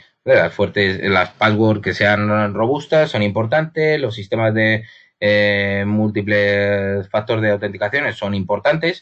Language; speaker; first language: Spanish; native; Spanish